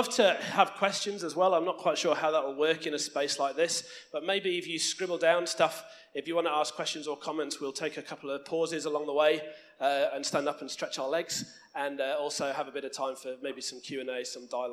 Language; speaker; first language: English; native; English